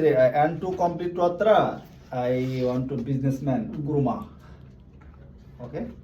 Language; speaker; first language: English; non-native, learner; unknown